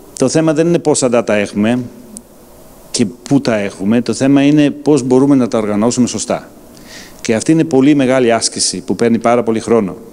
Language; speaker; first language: Greek; non-native, fluent; German